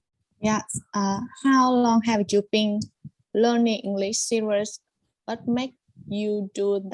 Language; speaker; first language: English; non-native, learner; Vietnamese